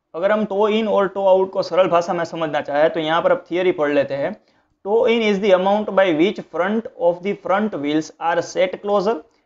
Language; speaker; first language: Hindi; non-native, local second language; Gujarati